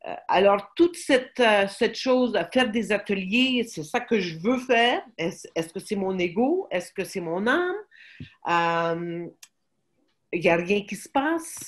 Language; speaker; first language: French; non-native, fluent; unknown